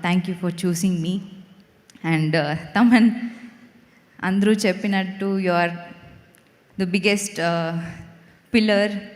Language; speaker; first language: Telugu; non-native, local second language; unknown